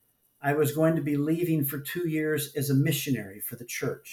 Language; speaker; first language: English; native; English